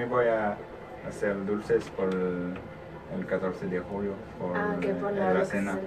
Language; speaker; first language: Spanish; non-native, learner; French